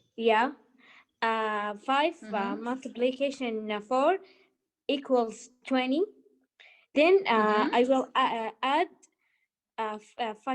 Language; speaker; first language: English; non-native, learner; Arabic